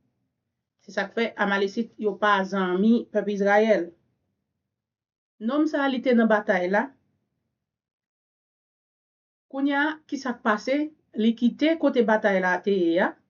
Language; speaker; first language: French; non-native, learner; Haitian Creole